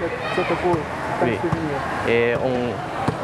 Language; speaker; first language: French; non-native, learner; Thai